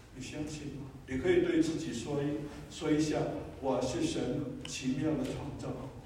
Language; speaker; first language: Chinese; non-native, local second language; Cantonese